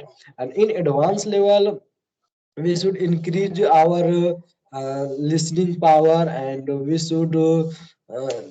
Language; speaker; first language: English; non-native, learner; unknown